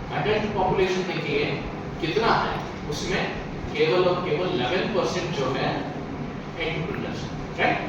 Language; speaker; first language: Hindi; non-native, local second language; Kannada